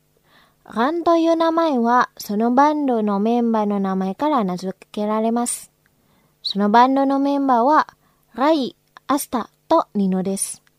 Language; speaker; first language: Japanese; non-native, fluent; Indonesian